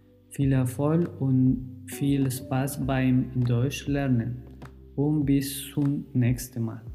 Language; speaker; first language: German; non-native, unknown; Spanish